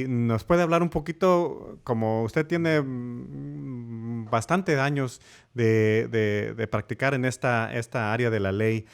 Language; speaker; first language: Spanish; early bilingual, heritage; Spanish